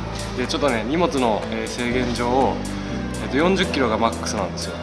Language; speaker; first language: Japanese; native; Japanese